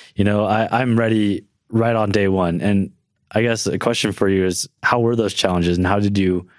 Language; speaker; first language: English; native; English